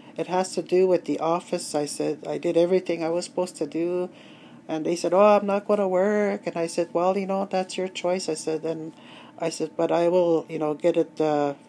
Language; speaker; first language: English; native; English